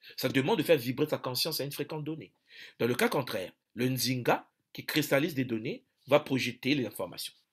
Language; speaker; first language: French; non-native, local second language; Kongo